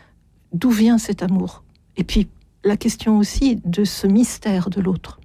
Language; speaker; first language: French; native; French